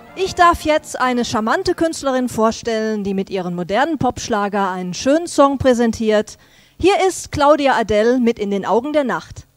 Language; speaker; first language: German; native; German